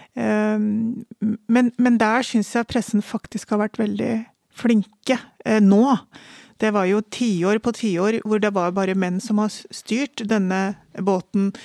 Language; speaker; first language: Norwegian; native; Norwegian